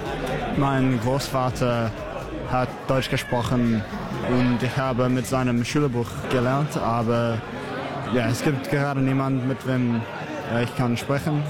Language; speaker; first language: German; non-native, learner; English